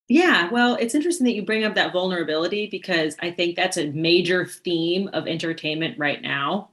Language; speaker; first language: English; native; English